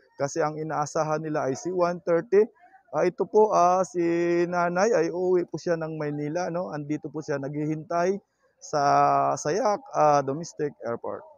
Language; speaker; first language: Filipino; non-native, local second language; Cebuano